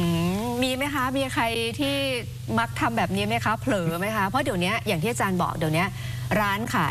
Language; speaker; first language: Thai; native; Thai